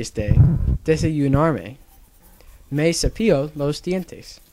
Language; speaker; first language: Spanish; non-native, learner; English